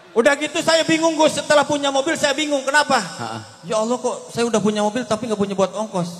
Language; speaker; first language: Indonesian; non-native, local second language; Sundanese